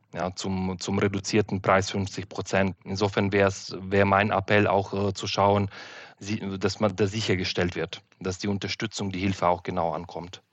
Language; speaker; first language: German; non-native, fluent; Ukrainian